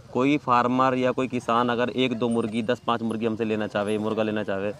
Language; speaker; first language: Hindi; native; Hindi